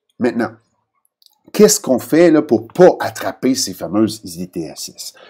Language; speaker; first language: French; native; French